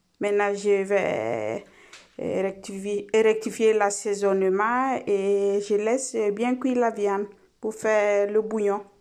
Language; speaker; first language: French; non-native, local second language; Mossi